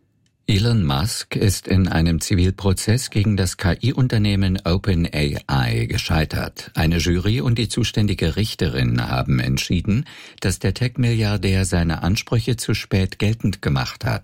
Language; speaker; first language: German; native; German